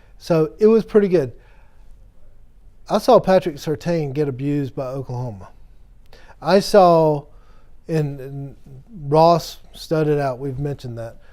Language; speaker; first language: English; native; English